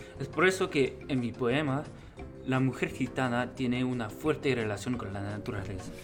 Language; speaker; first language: Spanish; non-native, learner; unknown